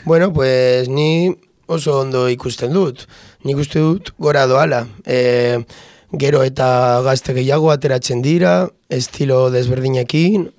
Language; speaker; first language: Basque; non-native, local second language; Spanish